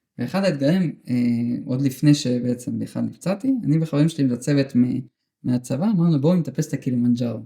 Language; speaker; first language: Hebrew; early bilingual, other home language; Russian